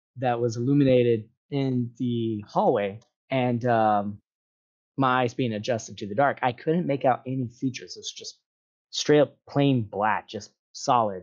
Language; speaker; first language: English; native; English